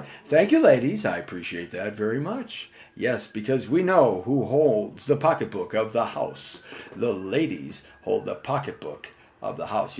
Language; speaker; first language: English; native; English